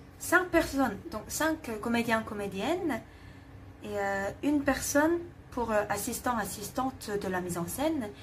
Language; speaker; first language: French; non-native, fluent; Korean